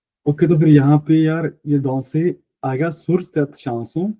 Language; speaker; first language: French; non-native, fluent; Punjabi